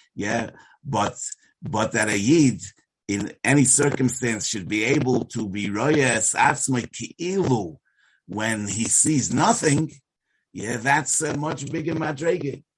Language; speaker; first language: English; native; English